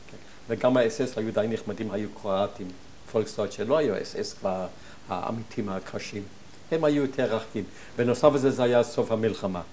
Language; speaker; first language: Hebrew; non-native, fluent; German